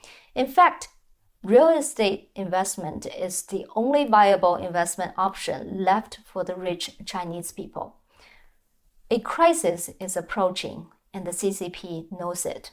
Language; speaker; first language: English; non-native, fluent; Chinese